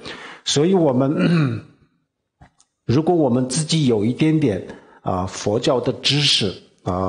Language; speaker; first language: Chinese; non-native, local second language; Tibetan